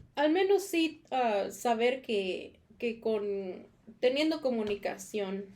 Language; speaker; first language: Spanish; early bilingual, other home language; English